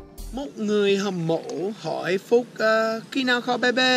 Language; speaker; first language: Vietnamese; non-native, learner; English